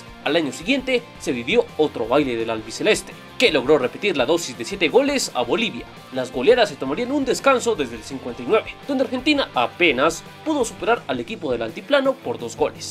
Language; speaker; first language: Spanish; native; Spanish